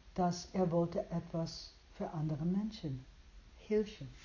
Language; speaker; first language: German; non-native, fluent; English